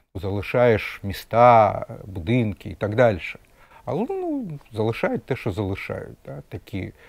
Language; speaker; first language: Ukrainian; non-native, local second language; Russian